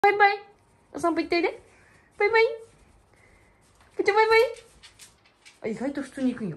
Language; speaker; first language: Japanese; native; Japanese